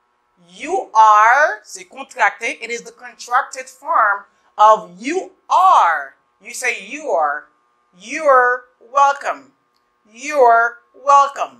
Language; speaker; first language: English; non-native, fluent; Haitian Creole